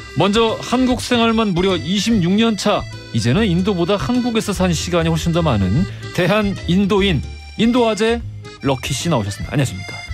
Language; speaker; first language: Korean; native; Korean